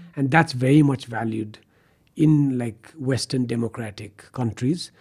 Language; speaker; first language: English; non-native, local second language; Nepali